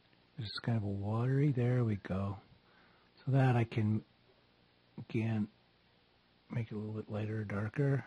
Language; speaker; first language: English; native; English